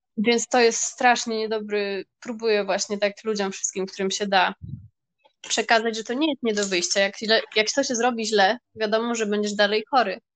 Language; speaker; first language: Polish; early bilingual, heritage; Polish